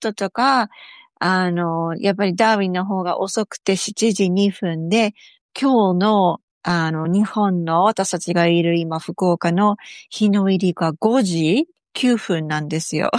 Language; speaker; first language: Japanese; native; Japanese